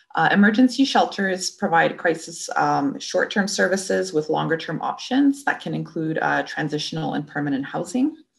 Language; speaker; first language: English; native; English